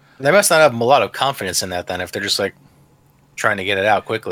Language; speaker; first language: English; native; English